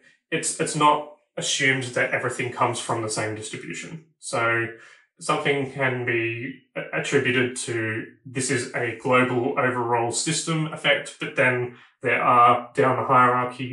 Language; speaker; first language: English; native; English